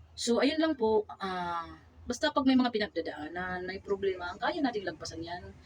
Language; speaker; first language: Filipino; non-native, local second language; Cebuano